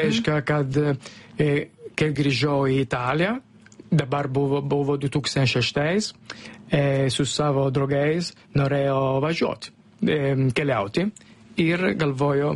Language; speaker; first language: Lithuanian; non-native, fluent; Italian